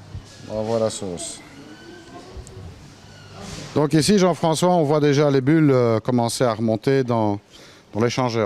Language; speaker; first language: French; native; French